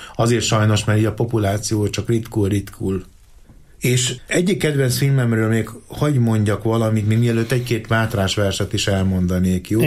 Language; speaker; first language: Hungarian; native; Hungarian